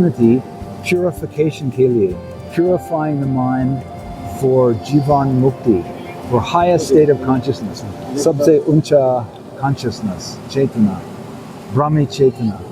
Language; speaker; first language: Hindi; non-native, learner; English